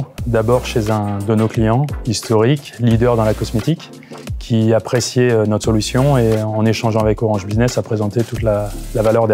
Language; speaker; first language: French; native; French